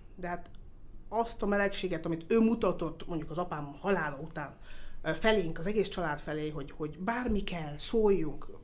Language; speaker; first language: Hungarian; early bilingual, heritage; Hungarian